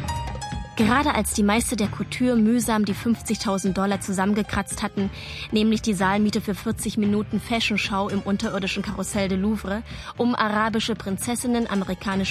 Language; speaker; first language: German; native; German